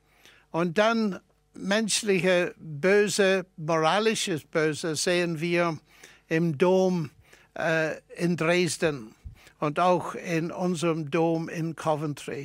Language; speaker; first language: German; non-native, fluent; English